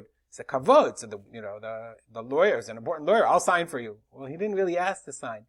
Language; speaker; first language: English; native; English